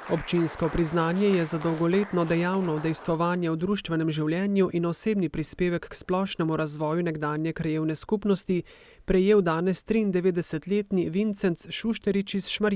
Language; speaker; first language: Slovenian; native; Slovenian